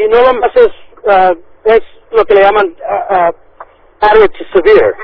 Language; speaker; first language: Spanish; early bilingual, heritage; Spanish